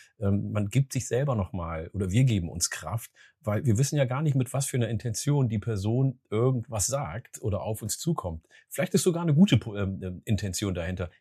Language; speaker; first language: German; early bilingual, other home language; Oromo